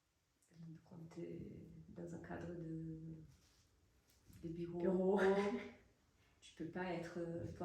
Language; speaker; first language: French; non-native, fluent; Portuguese